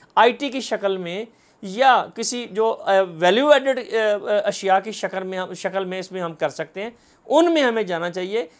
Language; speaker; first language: Urdu; non-native, local second language; Punjabi